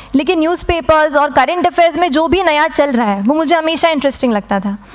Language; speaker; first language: Hindi; native; Hindi